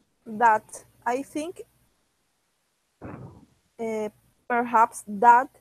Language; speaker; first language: English; non-native, learner; Spanish